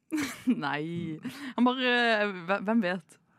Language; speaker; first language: Norwegian; native; Norwegian